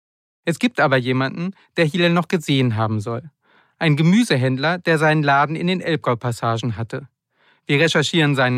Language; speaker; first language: German; native; German